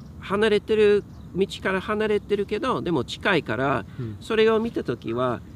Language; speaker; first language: Japanese; native; Japanese